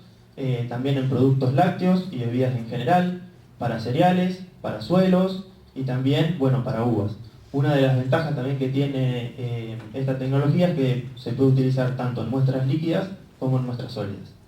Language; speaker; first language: Spanish; native; Spanish